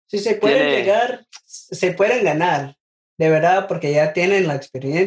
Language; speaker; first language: Spanish; non-native, learner; English